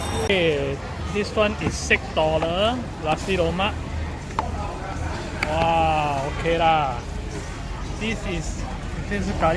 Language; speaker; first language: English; non-native, local second language; Chinese